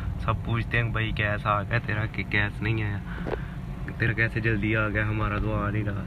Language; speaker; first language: Urdu; native; Urdu